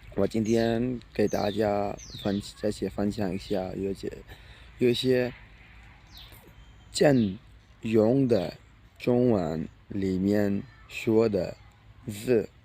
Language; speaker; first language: Chinese; non-native, learner; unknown